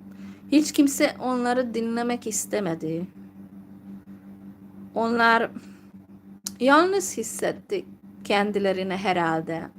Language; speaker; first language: Turkish; non-native, fluent; Hungarian